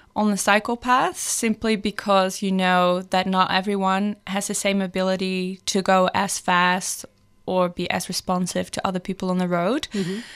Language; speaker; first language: English; non-native, fluent; Dutch